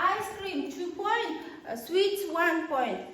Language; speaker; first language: English; non-native, learner; Kazakh